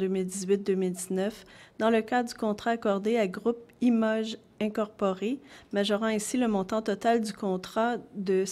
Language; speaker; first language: French; native; French